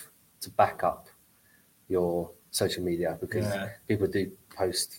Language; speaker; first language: English; native; English